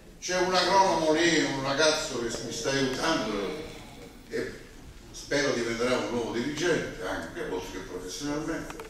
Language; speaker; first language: Italian; native; Italian